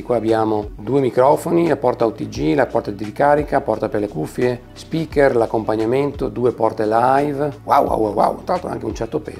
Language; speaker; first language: Italian; native; Italian